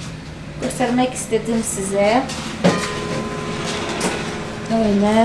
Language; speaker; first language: Turkish; non-native, fluent; Portuguese